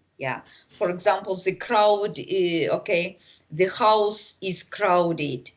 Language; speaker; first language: English; non-native, fluent; Russian